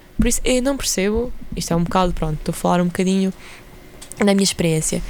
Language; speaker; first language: Portuguese; early bilingual, other home language; Ukrainian